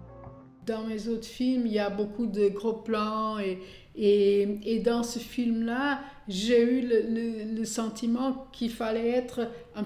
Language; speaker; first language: French; non-native, fluent; Portuguese